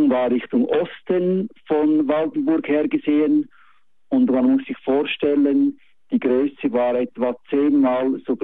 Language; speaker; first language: German; native; German